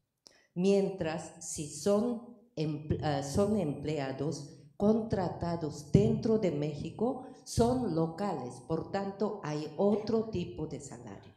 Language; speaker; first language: Spanish; non-native, fluent; Korean